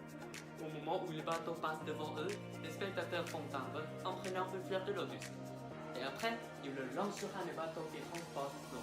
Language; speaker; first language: French; non-native, learner; Thai